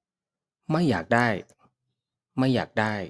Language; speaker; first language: Thai; non-native, fluent; Burmese